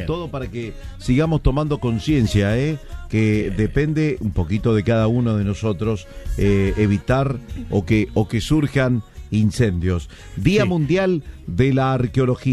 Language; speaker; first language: Spanish; native; Spanish